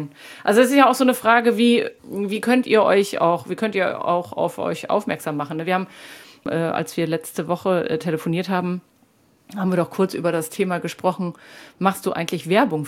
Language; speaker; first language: German; native; German